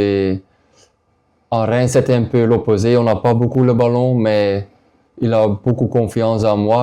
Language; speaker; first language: French; non-native, local second language; Dutch